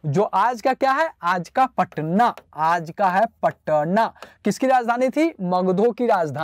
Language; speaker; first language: Hindi; native; Hindi